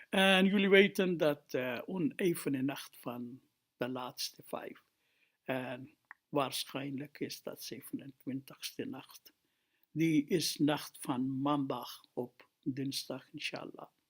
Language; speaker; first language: Dutch; non-native, fluent; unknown